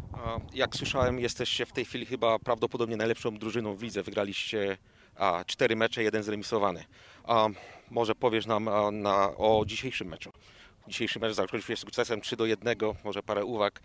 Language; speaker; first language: Polish; native; Polish